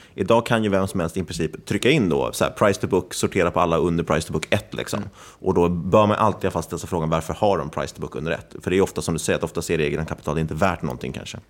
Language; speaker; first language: Swedish; native; Swedish